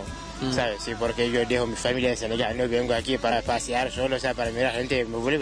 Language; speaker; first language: Spanish; non-native, learner; Wolof